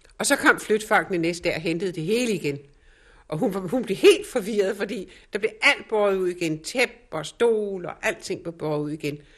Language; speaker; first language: Danish; native; Danish